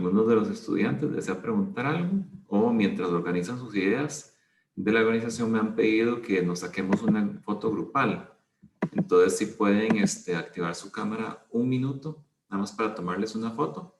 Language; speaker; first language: Spanish; native; Spanish